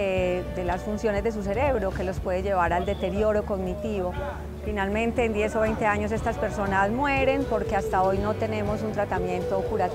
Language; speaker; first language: Spanish; native; Spanish